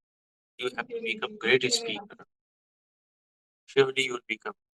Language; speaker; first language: English; non-native, fluent; Hindi